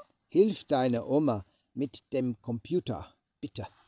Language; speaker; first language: German; non-native, learner; English